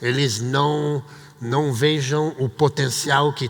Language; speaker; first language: Portuguese; non-native, fluent; Italian